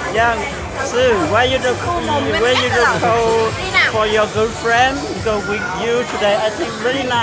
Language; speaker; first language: English; non-native, learner; Hmong